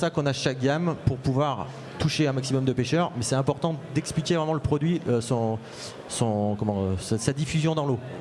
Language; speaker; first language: French; native; French